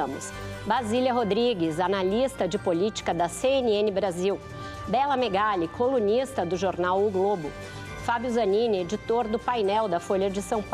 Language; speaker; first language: Portuguese; native; Portuguese